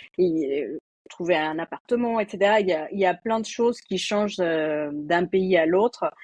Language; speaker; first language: French; non-native, fluent; Spanish